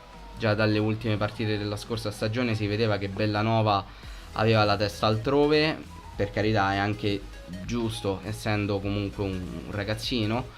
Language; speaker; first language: Italian; native; Italian